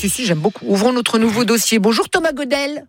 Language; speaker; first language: French; native; French